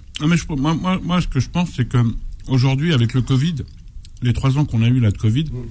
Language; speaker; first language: French; non-native, local second language; Arabic